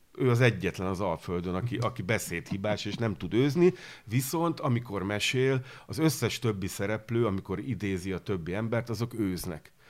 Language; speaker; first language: Hungarian; native; Hungarian